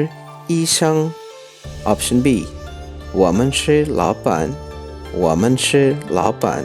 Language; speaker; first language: Chinese; non-native, fluent; Urdu